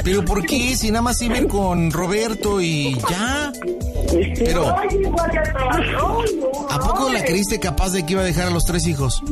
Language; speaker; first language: Spanish; native; Spanish